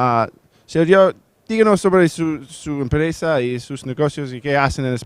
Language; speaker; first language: Spanish; non-native, learner; English